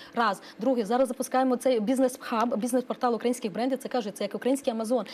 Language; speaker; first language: Ukrainian; non-native, local second language; Romanian